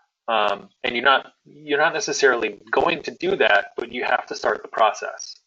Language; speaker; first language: English; native; English